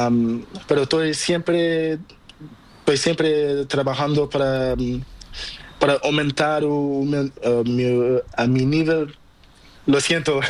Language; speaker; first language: Spanish; non-native, learner; Portuguese